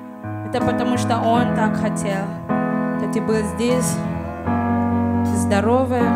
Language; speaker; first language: Russian; non-native, fluent; English